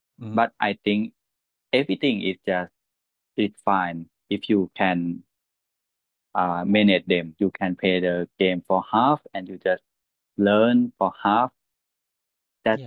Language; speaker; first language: English; non-native, learner; Thai